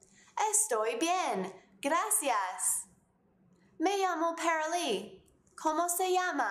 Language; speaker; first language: Spanish; non-native, fluent; English